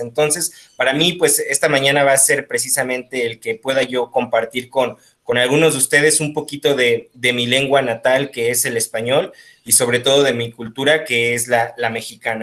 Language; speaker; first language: Spanish; native; Spanish